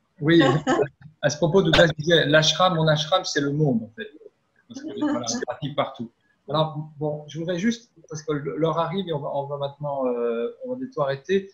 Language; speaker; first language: French; native; French